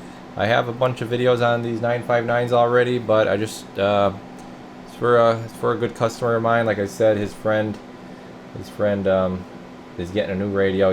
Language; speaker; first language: English; native; English